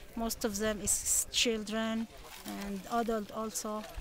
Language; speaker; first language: English; non-native, learner; Arabic